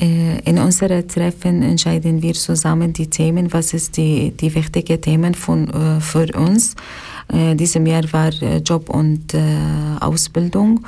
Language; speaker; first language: German; non-native, learner; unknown